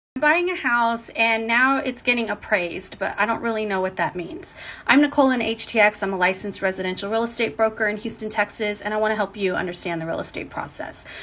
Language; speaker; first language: English; native; English